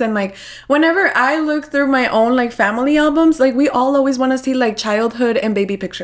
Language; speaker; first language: English; early bilingual, other home language; Spanish